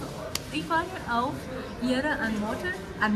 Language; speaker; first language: German; non-native, learner; Thai